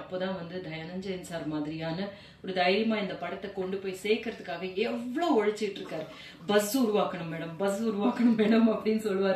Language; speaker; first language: Tamil; native; Tamil